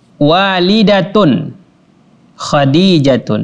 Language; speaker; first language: Arabic; non-native, fluent; Indonesian